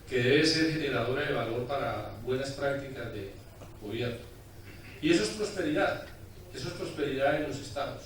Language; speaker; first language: Spanish; native; Spanish